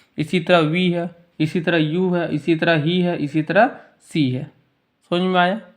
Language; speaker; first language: Hindi; native; Hindi